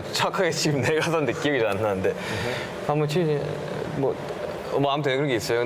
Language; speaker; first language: Korean; native; Korean